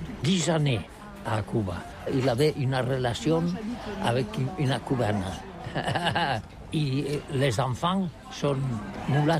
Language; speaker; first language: French; non-native, learner; Catalan